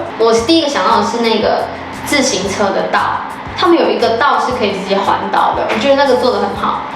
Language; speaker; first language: Chinese; native; Chinese